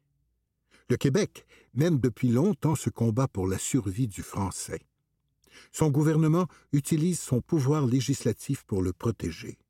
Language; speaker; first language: French; native; French